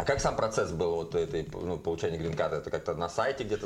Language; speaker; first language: Russian; native; Russian